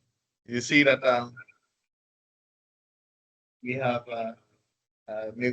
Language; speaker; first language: English; non-native, fluent; Vietnamese